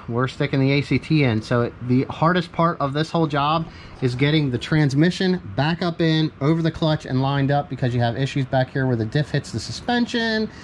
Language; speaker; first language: English; native; English